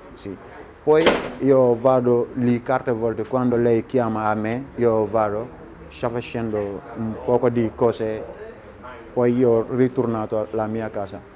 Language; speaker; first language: Italian; non-native, learner; Wolof